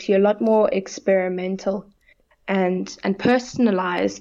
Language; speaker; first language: English; native; English